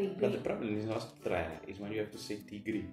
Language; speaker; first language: English; non-native, fluent; Italian